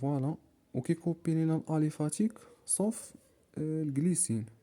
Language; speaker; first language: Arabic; native; Arabic